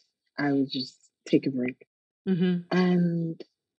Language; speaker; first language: English; non-native, local second language; Yoruba